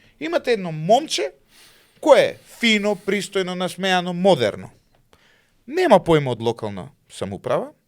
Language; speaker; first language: Macedonian; native; Macedonian